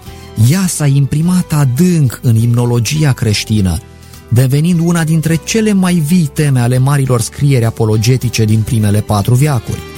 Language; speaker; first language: Romanian; native; Romanian